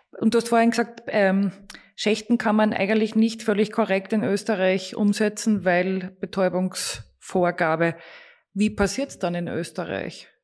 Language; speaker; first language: German; native; German